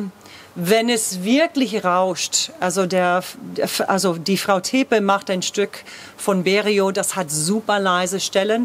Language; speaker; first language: German; non-native, fluent; English